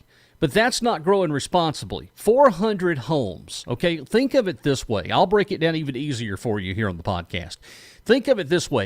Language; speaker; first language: English; native; English